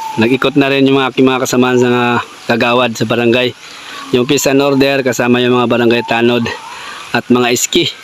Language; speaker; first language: Filipino; non-native, local second language; Bikol